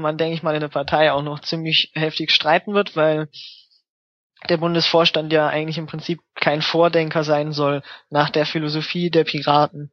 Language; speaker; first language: German; native; German